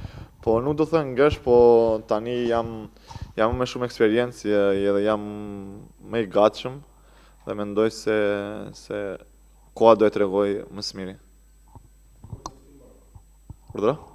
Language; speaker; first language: Albanian; native; Albanian